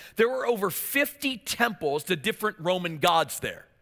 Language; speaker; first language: English; native; English